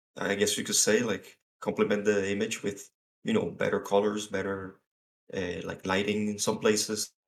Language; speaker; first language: English; non-native, fluent; Spanish